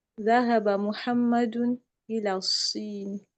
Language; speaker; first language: Arabic; non-native, learner; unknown